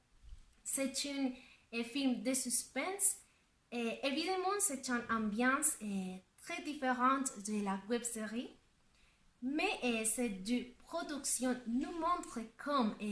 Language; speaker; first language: French; non-native, learner; Spanish